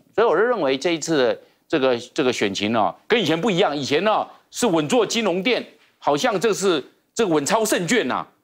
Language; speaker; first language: Chinese; native; Chinese